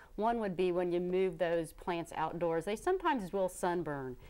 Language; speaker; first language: English; native; English